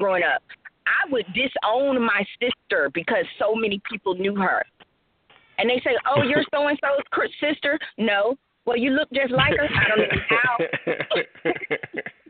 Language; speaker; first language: English; native; English